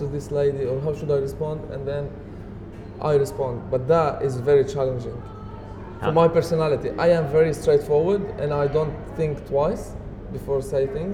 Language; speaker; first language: English; non-native, fluent; Arabic